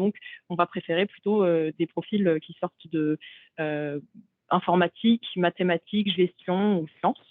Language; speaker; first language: French; native; French